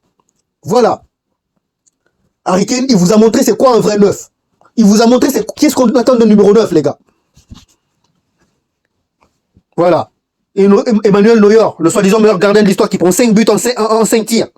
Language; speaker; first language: French; native; French